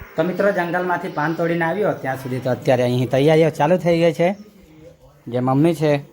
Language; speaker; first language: Gujarati; non-native, local second language; Vasavi